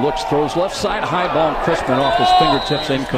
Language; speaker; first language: English; native; English